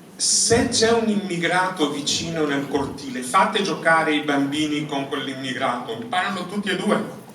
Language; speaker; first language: Italian; early bilingual, other home language; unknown